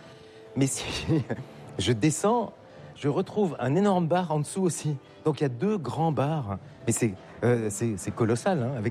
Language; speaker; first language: French; native; French